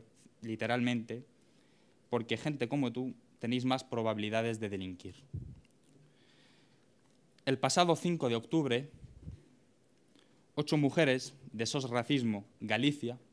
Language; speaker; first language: Spanish; native; Spanish